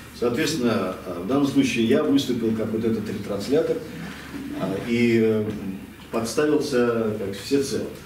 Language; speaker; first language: Russian; native; Russian